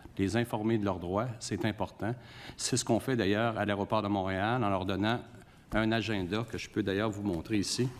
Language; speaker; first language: French; native; French